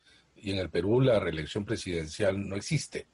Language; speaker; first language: Spanish; native; Spanish